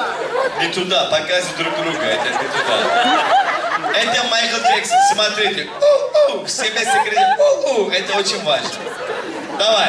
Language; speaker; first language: Russian; non-native, learner; Turkish